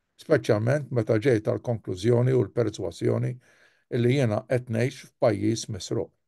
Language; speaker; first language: Maltese; native; Maltese